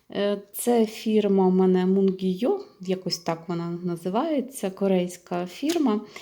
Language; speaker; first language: Ukrainian; non-native, local second language; Russian